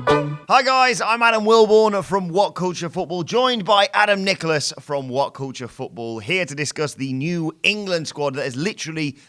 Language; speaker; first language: English; native; English